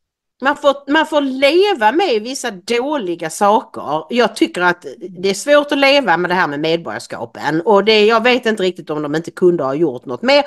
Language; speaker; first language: Swedish; native; Swedish